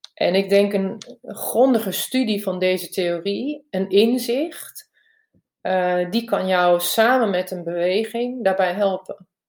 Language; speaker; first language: Dutch; non-native, fluent; German